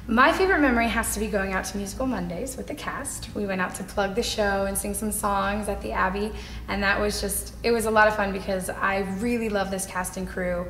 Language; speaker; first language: English; native; English